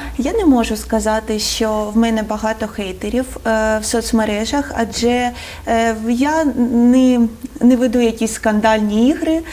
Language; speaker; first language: Ukrainian; non-native, local second language; Russian